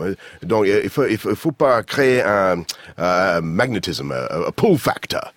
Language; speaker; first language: French; non-native, fluent; English